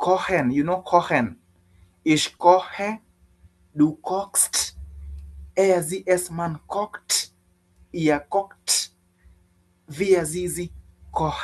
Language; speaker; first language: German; non-native, learner; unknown